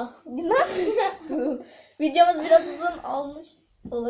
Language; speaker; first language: Turkish; native; Turkish